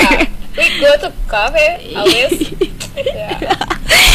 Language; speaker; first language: English; non-native, learner; Indonesian